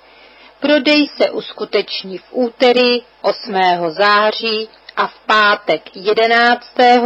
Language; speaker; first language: Czech; native; Czech